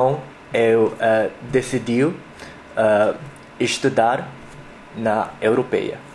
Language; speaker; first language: Portuguese; non-native, learner; Korean